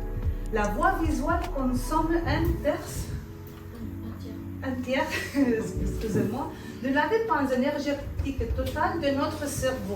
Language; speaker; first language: French; non-native, fluent; Spanish